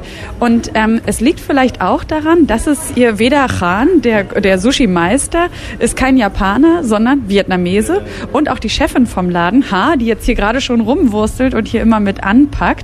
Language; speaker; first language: German; native; German